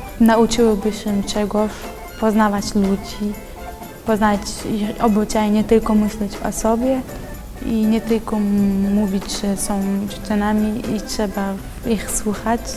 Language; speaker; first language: Polish; non-native, fluent; Chechen